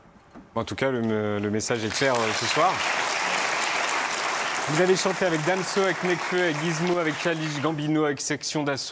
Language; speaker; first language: French; native; French